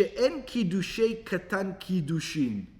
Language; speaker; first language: Hebrew; non-native, fluent; English